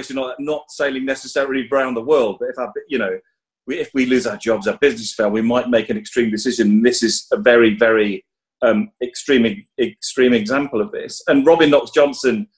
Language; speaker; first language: English; native; English